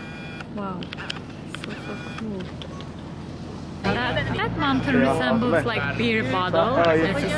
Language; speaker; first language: English; non-native, fluent; Chinese